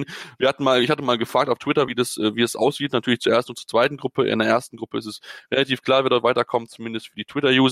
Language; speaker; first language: German; native; German